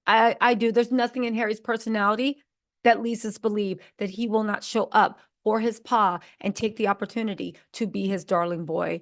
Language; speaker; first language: English; native; English